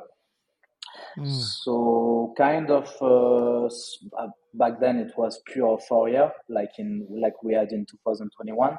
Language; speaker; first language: English; non-native, fluent; French